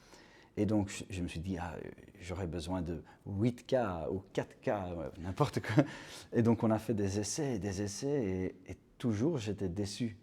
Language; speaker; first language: French; non-native, local second language; Dutch